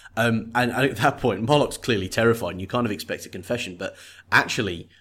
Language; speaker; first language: English; native; English